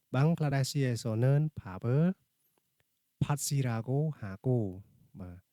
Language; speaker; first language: Korean; non-native, fluent; Khmer